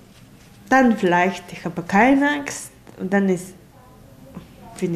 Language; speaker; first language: German; non-native, learner; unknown